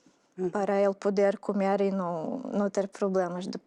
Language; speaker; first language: Portuguese; non-native, fluent; Russian